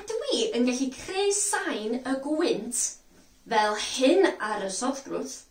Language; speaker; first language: Welsh; native; Welsh